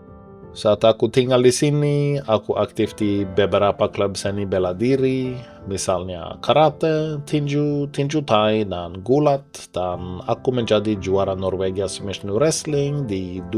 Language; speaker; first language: Indonesian; non-native, fluent; Norwegian